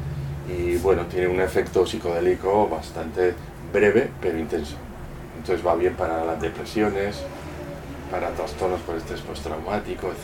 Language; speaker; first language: Spanish; native; Spanish